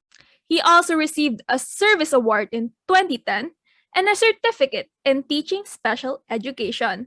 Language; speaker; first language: English; non-native, local second language; Filipino